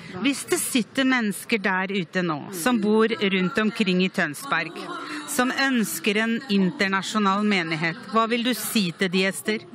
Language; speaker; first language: Norwegian; native; Norwegian